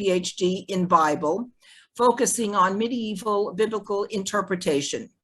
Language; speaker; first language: English; native; English